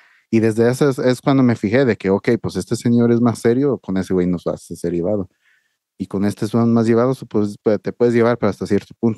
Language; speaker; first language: Spanish; early bilingual, heritage; Spanish